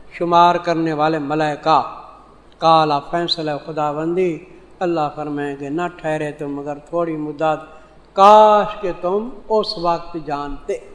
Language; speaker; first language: Urdu; non-native, local second language; Saraiki